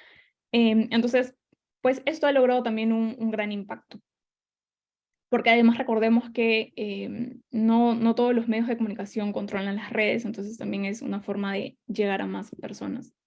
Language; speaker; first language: Spanish; native; Spanish